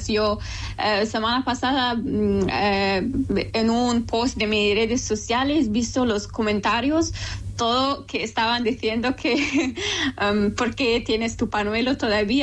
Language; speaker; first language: Spanish; non-native, local second language; Persian